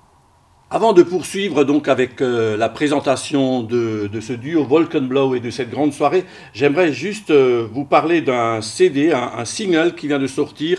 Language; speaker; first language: French; native; French